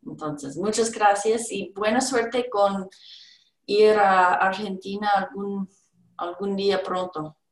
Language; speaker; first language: Spanish; non-native, learner; English